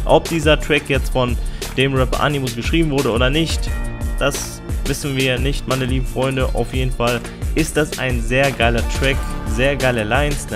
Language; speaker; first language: German; native; German